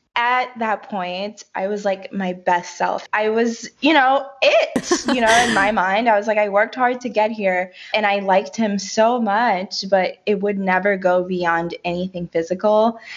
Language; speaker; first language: English; early bilingual, other home language; Haitian Creole